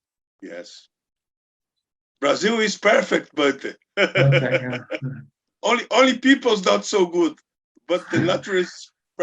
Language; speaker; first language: English; non-native, learner; Portuguese